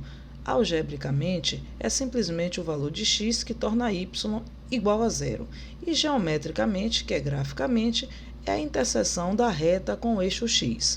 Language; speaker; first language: Portuguese; native; Portuguese